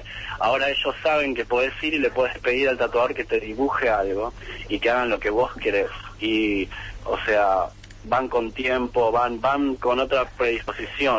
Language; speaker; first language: Spanish; native; Spanish